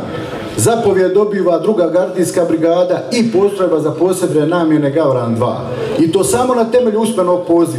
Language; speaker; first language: Croatian; native; Croatian